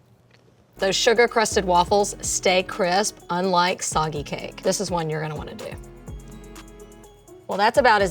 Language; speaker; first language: English; native; English